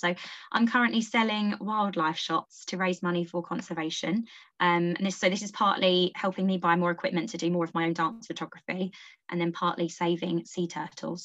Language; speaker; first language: English; native; English